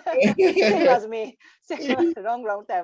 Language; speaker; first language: English; non-native, learner; Japanese